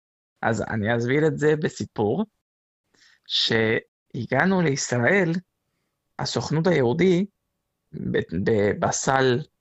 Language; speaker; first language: Hebrew; non-native, fluent; Spanish